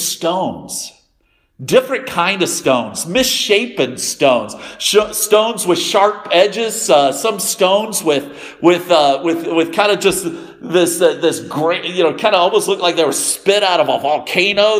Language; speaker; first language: English; native; English